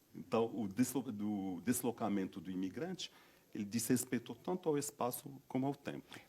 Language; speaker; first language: Portuguese; non-native, fluent; Berber languages